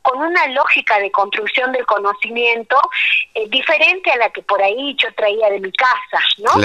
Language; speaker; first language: Spanish; native; Spanish